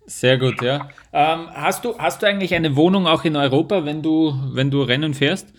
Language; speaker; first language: German; native; German